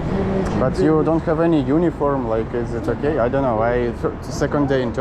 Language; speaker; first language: English; non-native, learner; Russian